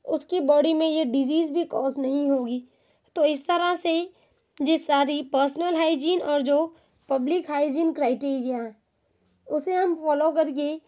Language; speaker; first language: Hindi; non-native, local second language; Gujarati